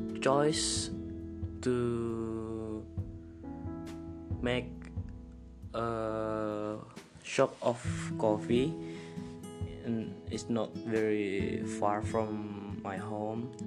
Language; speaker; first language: English; non-native, learner; Indonesian